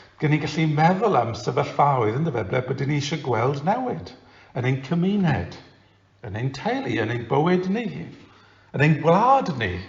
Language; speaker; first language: Welsh; non-native, local second language; English